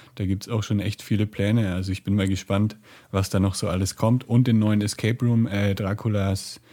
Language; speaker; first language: German; native; German